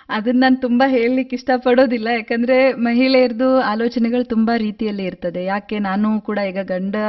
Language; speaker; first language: Kannada; native; Kannada